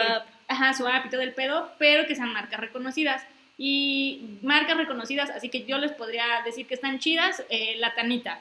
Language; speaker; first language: Spanish; native; Spanish